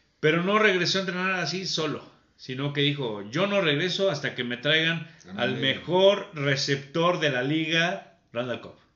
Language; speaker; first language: Spanish; native; Spanish